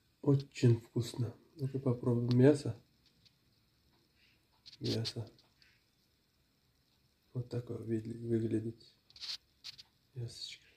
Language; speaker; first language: Russian; non-native, fluent; Uzbek